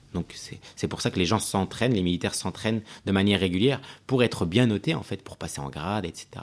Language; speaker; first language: French; early bilingual, other home language; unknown